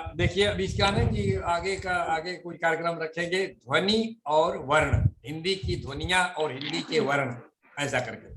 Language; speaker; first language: Hindi; native; Hindi